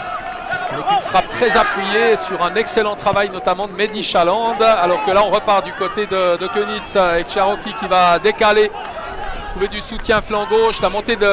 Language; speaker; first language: French; native; French